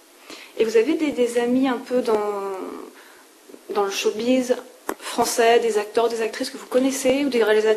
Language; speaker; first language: French; native; French